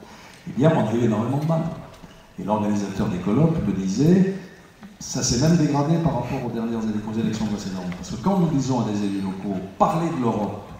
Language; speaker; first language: French; native; French